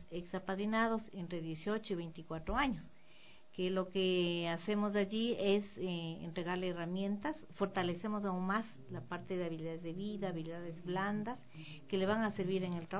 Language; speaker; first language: Spanish; native; Spanish